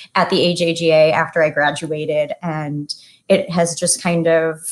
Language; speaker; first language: English; native; English